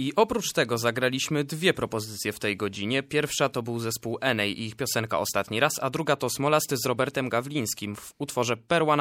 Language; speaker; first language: Polish; native; Polish